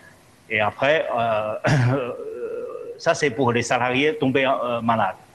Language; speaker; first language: French; non-native, fluent; Chinese